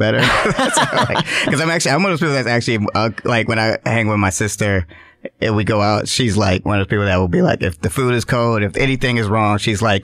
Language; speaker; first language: English; native; English